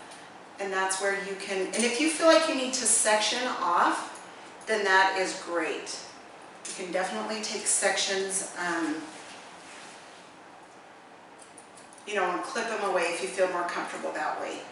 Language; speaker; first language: English; native; English